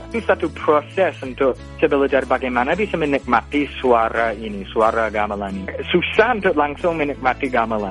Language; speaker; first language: Indonesian; non-native, fluent; English